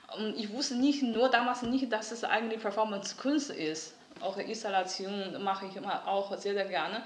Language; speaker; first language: German; non-native, learner; Chinese